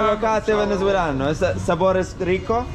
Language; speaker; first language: Spanish; non-native, learner; Arabic